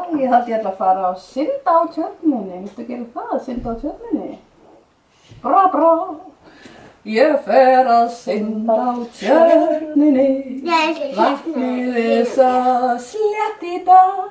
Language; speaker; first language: Icelandic; non-native, fluent; Danish